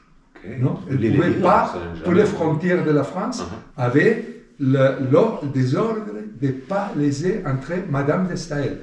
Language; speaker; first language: French; non-native, fluent; Spanish